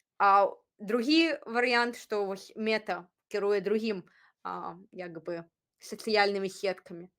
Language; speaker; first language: Belarusian; native; Belarusian